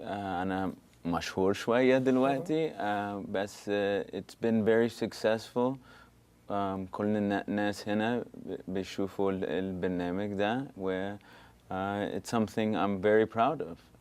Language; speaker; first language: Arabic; early bilingual, heritage; English